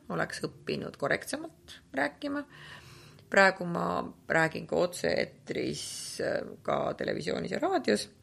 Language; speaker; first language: Estonian; native; Estonian